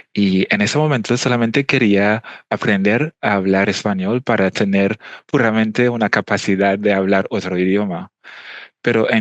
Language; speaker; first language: Spanish; non-native, fluent; English